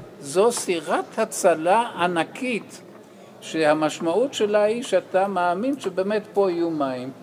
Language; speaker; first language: Hebrew; non-native, fluent; English